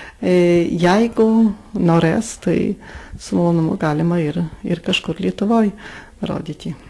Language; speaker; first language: Lithuanian; native; Lithuanian